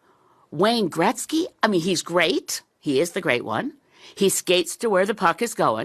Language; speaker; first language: English; native; English